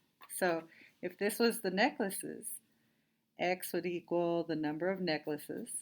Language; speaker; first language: English; native; English